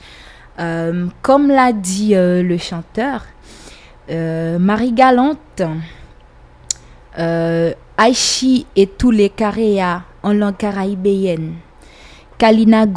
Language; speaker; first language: French; native; French